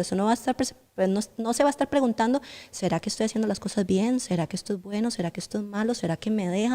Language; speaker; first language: Spanish; native; Spanish